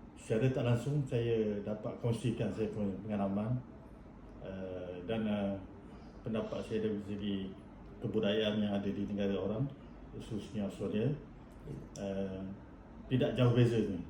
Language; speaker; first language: Malay; native; Malay